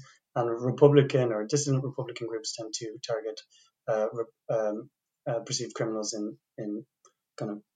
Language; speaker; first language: English; native; English